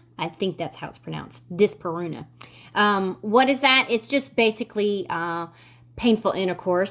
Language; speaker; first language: English; native; English